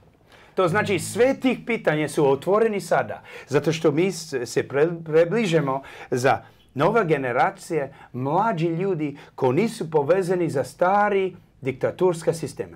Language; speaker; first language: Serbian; early bilingual, heritage; English